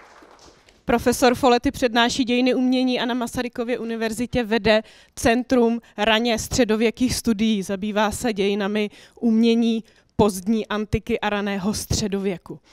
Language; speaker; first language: Czech; native; Czech